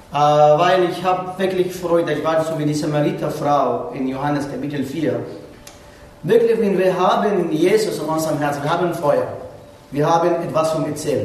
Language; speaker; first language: German; non-native, learner; Arabic